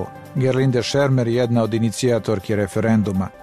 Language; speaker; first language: Croatian; native; Croatian